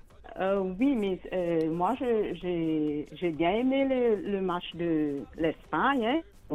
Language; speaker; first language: French; non-native, local second language; Morisyen